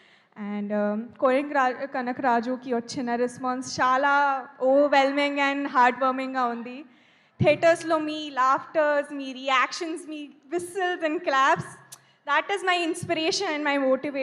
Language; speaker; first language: Telugu; non-native, learner; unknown